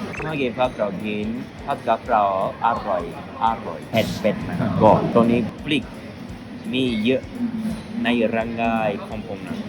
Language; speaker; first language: Thai; non-native, learner; Japanese